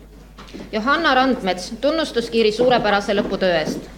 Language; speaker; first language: Estonian; native; Estonian